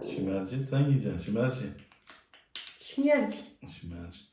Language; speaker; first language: Polish; non-native, learner; Turkish